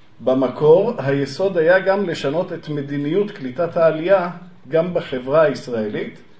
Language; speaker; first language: Hebrew; native; Hebrew